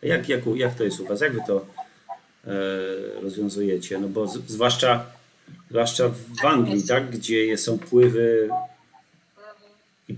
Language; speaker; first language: Polish; native; Polish